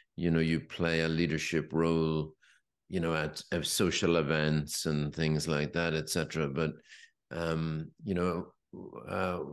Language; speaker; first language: English; native; English